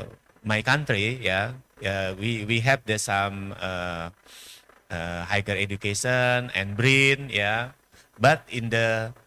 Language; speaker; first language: English; non-native, learner; Indonesian